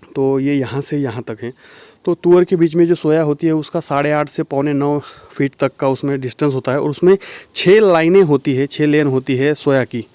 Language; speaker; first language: Hindi; non-native, local second language; Marathi